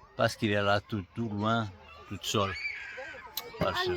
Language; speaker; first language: French; native; French